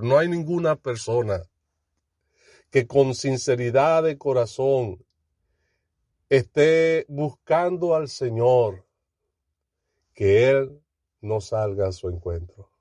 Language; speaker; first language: Spanish; native; Spanish